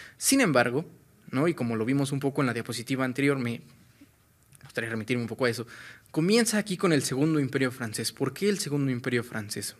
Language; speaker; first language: Spanish; native; Spanish